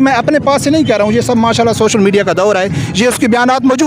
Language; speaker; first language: Urdu; native; Urdu